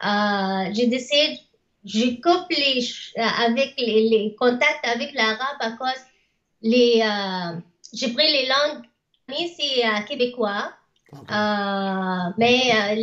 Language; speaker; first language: French; non-native, learner; Arabic